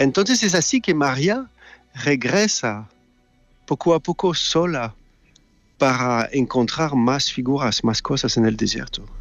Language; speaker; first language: Spanish; non-native, fluent; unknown